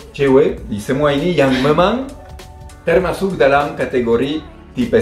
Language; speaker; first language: Indonesian; non-native, fluent; French